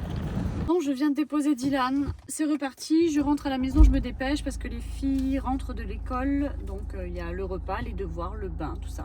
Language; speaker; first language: French; native; French